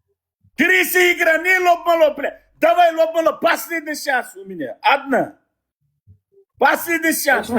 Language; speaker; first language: Russian; non-native, learner; Uzbek